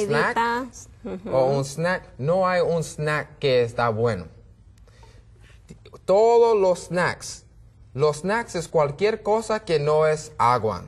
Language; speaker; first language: Spanish; non-native, learner; English